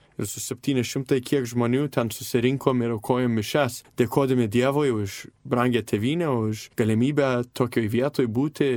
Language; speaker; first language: Lithuanian; early bilingual, heritage; Lithuanian